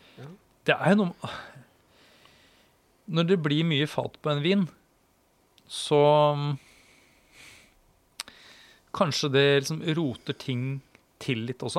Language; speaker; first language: Norwegian; native; Norwegian